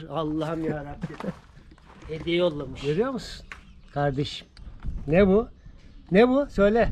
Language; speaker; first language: Turkish; native; Turkish